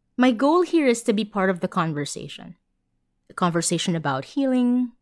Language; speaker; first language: English; non-native, local second language; Filipino